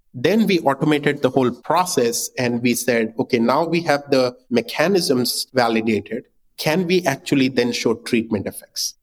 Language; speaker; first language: English; non-native, local second language; Hindi